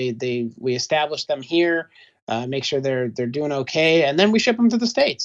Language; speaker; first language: English; native; English